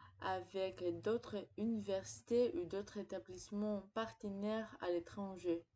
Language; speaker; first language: French; non-native, fluent; Greek